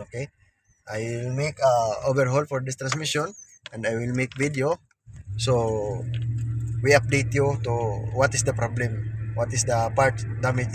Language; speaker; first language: English; non-native, local second language; Filipino